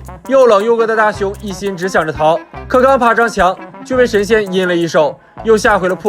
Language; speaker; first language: Chinese; native; Chinese